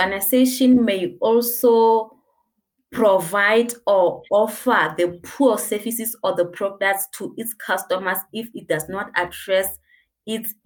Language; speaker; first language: English; non-native, local second language; Southern Sotho